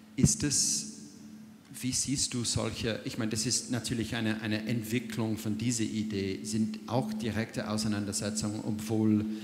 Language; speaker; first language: German; non-native, fluent; English